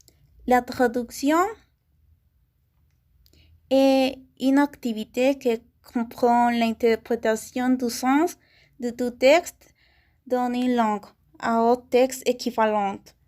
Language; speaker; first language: French; non-native, learner; Spanish